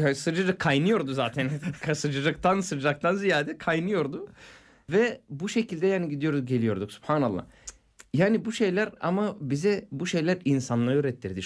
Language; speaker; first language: Turkish; non-native, fluent; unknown